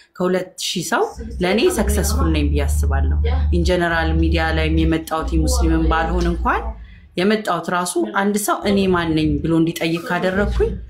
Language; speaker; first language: Amharic; native; Amharic